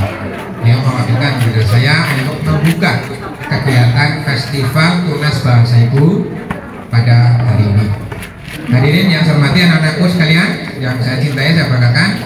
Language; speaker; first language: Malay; non-native, local second language; Javanese